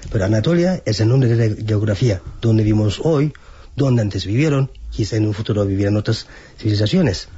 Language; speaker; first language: Spanish; non-native, fluent; Turkish